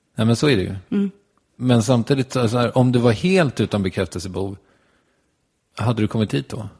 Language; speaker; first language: Swedish; native; Swedish